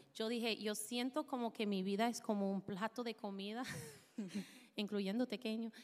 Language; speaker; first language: Spanish; non-native, fluent; English